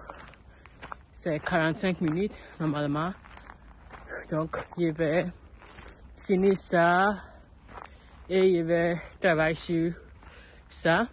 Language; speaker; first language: French; non-native, learner; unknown